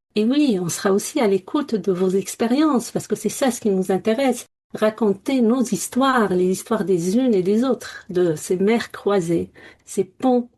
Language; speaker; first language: French; non-native, local second language; Arabic